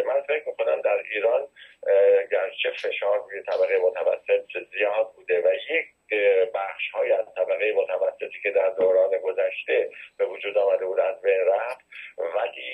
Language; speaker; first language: Persian; native; Persian